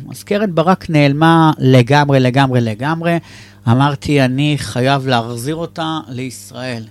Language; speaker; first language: Hebrew; native; Hebrew